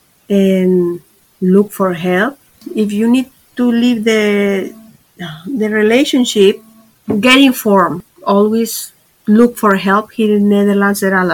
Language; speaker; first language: English; non-native, fluent; Spanish